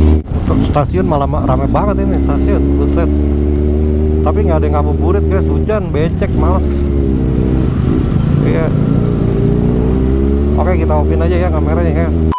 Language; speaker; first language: Indonesian; native; Indonesian